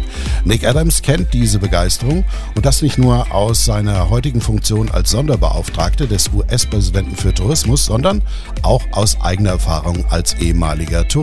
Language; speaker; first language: German; native; German